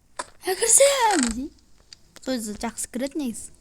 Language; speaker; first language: Kazakh; native; Kazakh